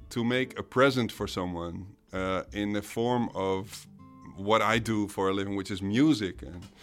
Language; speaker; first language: English; non-native, fluent; Dutch